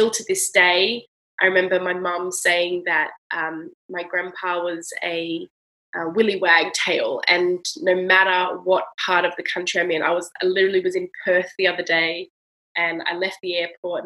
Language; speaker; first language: English; native; English